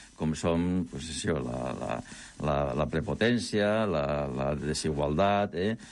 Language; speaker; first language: Catalan; non-native, local second language; Spanish